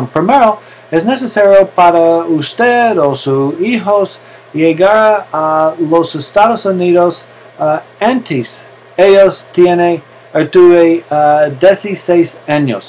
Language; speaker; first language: Spanish; non-native, learner; English